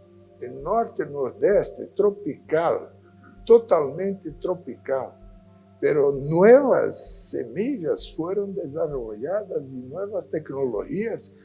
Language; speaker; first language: Spanish; non-native, fluent; Portuguese